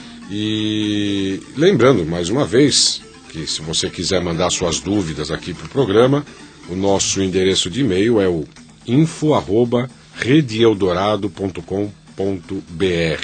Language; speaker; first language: Portuguese; native; Portuguese